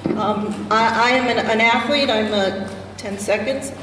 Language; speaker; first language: English; native; English